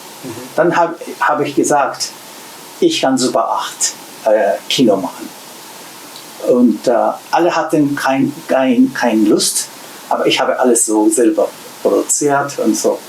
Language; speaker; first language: German; non-native, learner; Japanese